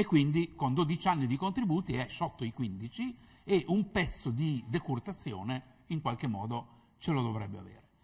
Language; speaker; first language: Italian; native; Italian